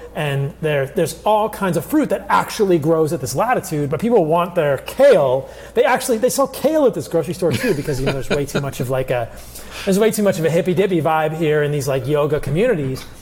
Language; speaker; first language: English; early bilingual, other home language; Italian